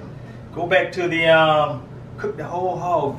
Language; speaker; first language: English; native; English